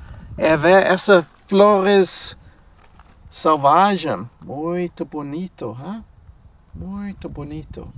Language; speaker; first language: Portuguese; non-native, learner; English